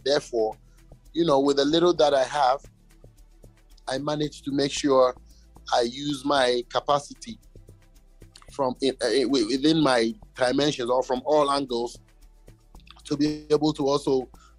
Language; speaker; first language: English; non-native, local second language; Ewe